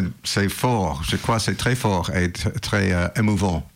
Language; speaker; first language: French; non-native, learner; English